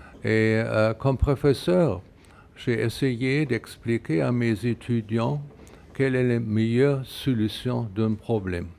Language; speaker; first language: French; non-native, fluent; German